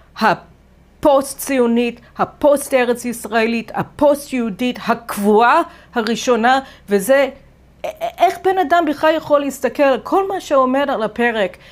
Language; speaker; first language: Hebrew; non-native, fluent; English